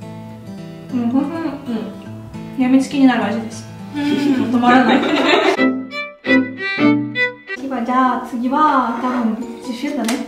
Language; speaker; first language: Japanese; non-native, fluent; Russian